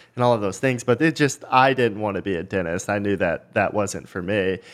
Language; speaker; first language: English; native; English